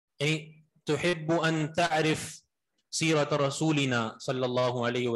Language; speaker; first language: Arabic; non-native, fluent; Urdu